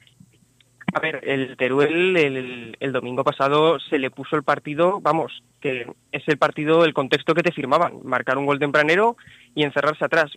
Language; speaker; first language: Spanish; native; Spanish